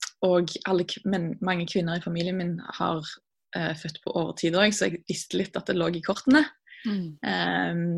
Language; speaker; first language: Norwegian; native; Norwegian